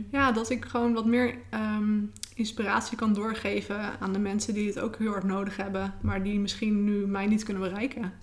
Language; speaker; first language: Dutch; native; Dutch